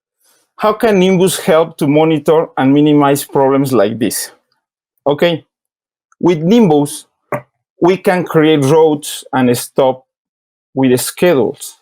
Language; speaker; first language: English; non-native, learner; Spanish